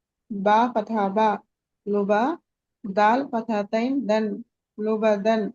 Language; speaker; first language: Arabic; non-native, learner; Telugu